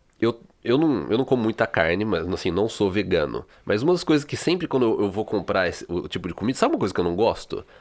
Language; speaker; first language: Portuguese; native; Portuguese